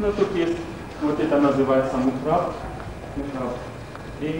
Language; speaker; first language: Russian; non-native, learner; Arabic